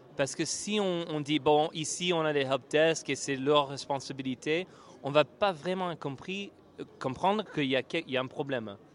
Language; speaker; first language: French; non-native, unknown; English